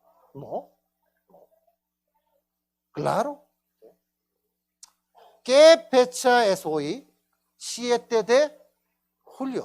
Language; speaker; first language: Spanish; non-native, fluent; Korean